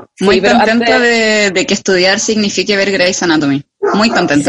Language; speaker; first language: Spanish; native; Spanish